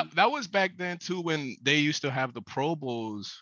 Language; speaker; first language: English; early bilingual, other home language; Spanish